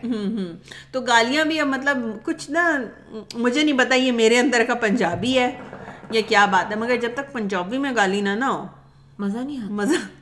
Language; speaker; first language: Urdu; native; Urdu